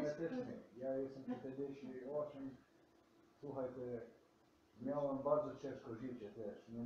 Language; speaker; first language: Polish; non-native, learner; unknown